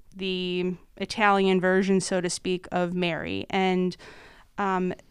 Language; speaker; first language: English; native; English